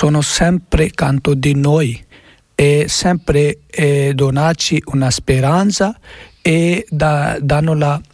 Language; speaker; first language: Italian; non-native, learner; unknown